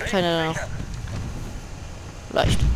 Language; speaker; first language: German; native; German